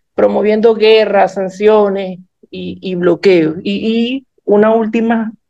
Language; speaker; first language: Spanish; native; Spanish